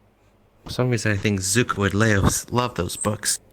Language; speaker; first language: English; native; English